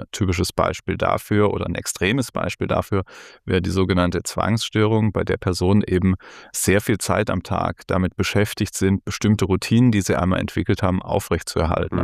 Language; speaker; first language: German; native; German